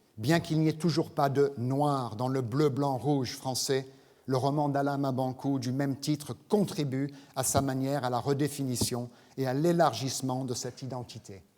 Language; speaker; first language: French; non-native, fluent; English